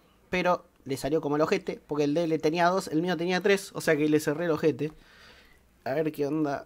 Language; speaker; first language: Spanish; native; Spanish